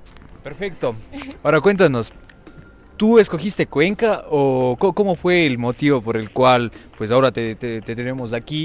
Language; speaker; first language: Spanish; native; Spanish